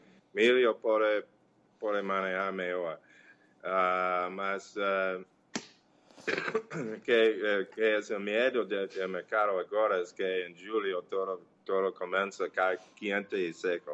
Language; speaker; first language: Portuguese; non-native, learner; English